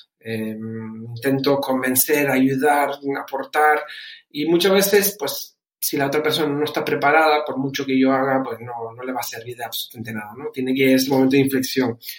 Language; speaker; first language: Spanish; early bilingual, other home language; German